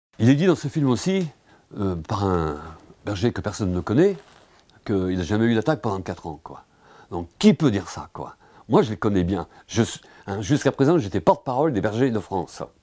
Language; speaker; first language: French; native; French